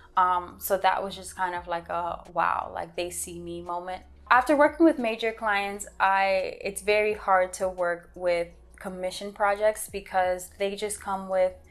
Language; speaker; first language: English; native; English